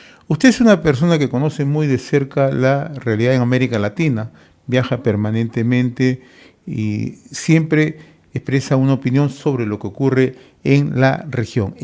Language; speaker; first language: Spanish; native; Spanish